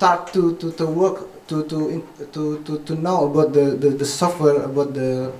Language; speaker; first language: English; non-native, fluent; Indonesian